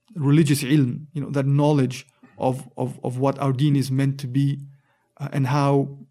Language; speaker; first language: English; native; English